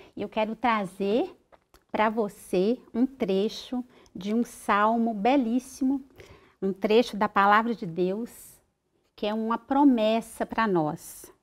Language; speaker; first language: Portuguese; native; Portuguese